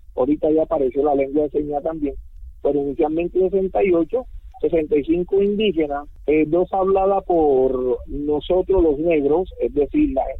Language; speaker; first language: Spanish; non-native, local second language; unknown